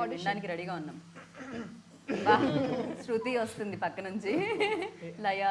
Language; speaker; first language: Telugu; native; Telugu